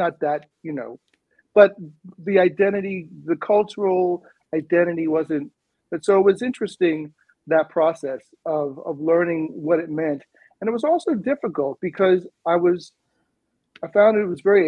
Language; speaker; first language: English; native; English